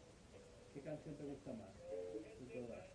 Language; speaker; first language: Spanish; early bilingual, heritage; Spanish